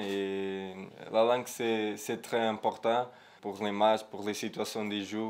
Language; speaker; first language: French; non-native, learner; Portuguese